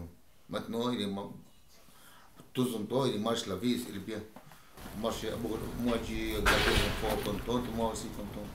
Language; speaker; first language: French; non-native, learner; Arabic